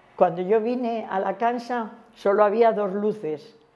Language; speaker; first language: Spanish; native; Spanish